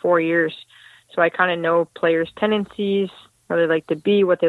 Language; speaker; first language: English; native; English